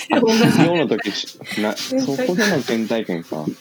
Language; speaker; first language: Japanese; native; Japanese